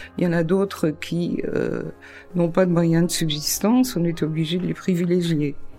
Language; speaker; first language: French; native; French